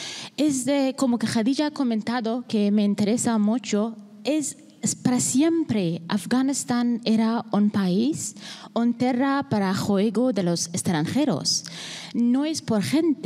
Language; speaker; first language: Spanish; non-native, learner; Persian